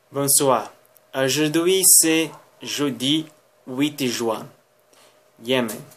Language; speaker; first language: French; non-native, learner; Spanish